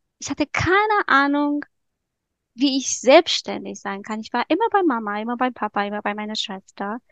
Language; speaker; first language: German; non-native, fluent; Romanian